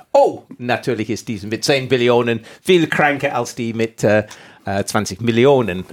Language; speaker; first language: German; non-native, fluent; English